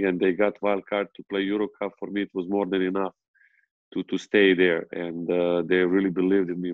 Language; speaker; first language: English; non-native, fluent; Serbian